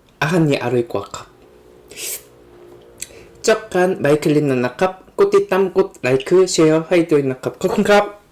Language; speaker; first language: Thai; non-native, fluent; Korean